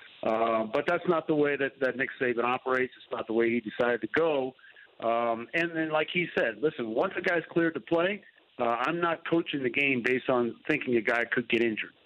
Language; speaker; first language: English; native; English